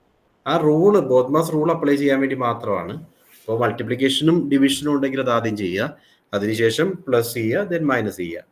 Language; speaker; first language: Malayalam; native; Malayalam